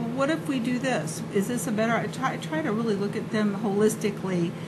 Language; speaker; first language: English; native; English